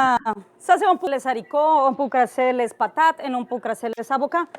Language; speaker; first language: French; non-native, learner; Spanish